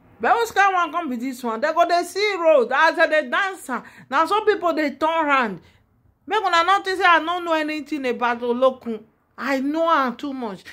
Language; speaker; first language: Nigerian Pidgin; non-native, local second language; Yoruba